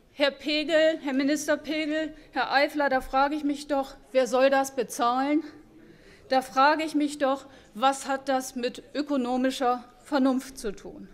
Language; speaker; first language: German; native; German